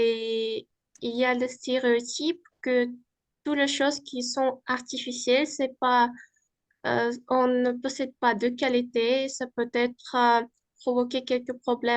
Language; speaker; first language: French; non-native, fluent; Uzbek